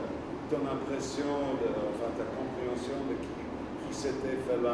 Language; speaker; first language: French; non-native, fluent; English